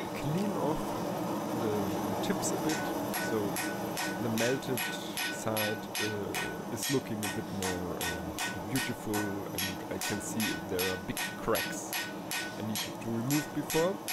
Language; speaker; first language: English; non-native, fluent; German